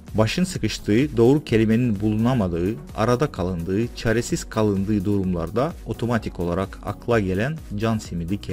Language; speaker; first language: Turkish; non-native, fluent; Russian